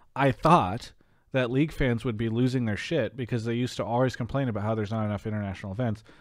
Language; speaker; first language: English; native; English